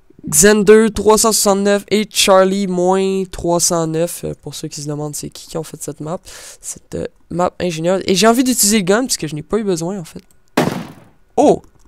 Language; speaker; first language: French; native; French